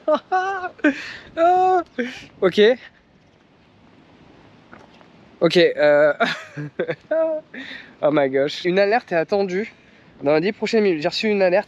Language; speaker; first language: French; native; French